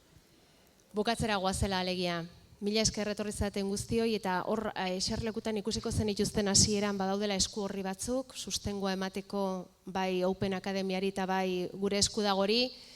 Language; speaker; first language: Basque; native; Basque